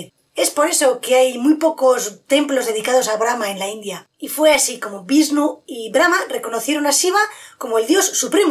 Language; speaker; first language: Spanish; native; Spanish